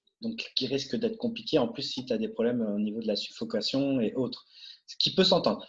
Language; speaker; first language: French; native; French